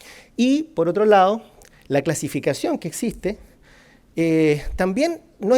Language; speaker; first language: Spanish; native; Spanish